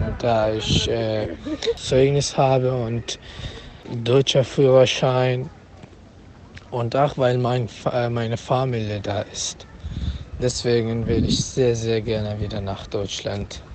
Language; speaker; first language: German; non-native, learner; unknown